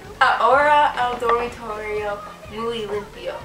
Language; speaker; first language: Spanish; non-native, learner; English